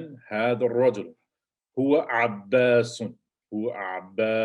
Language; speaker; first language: Arabic; non-native, fluent; English